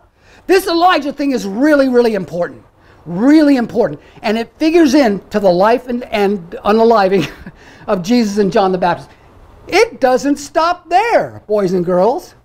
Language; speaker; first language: English; native; English